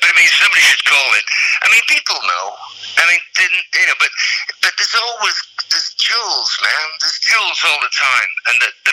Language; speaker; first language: English; native; English